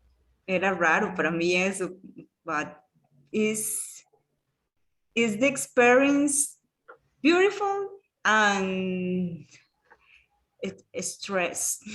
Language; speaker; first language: English; non-native, learner; Spanish